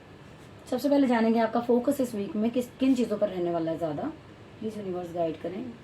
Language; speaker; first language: Hindi; native; Hindi